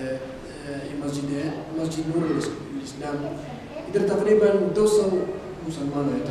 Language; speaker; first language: Hindi; non-native, learner; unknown